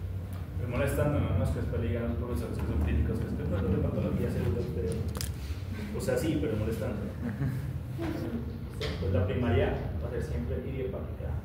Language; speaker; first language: Spanish; native; Spanish